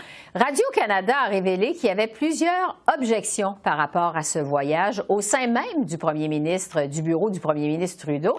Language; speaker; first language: French; native; French